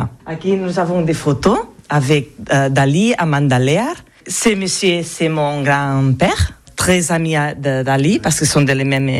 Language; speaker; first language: French; non-native, learner; Catalan